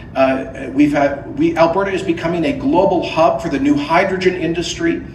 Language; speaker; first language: English; native; English